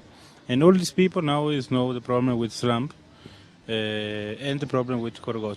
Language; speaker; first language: English; non-native, learner; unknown